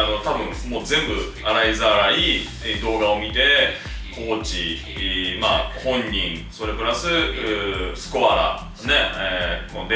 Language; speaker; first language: Japanese; native; Japanese